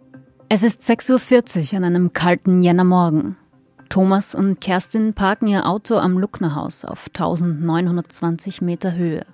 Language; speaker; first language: German; native; German